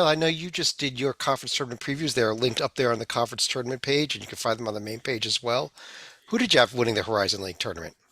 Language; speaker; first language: English; native; English